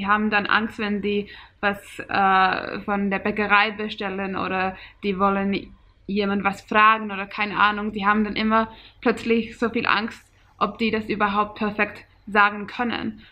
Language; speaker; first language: German; non-native, fluent; Finnish